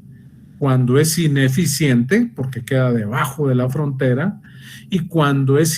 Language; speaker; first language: Spanish; native; Spanish